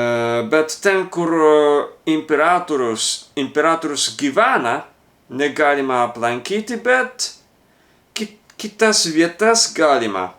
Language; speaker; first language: Lithuanian; non-native, fluent; Japanese